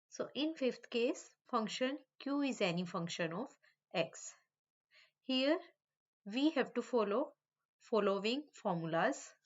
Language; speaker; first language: English; non-native, local second language; Hindi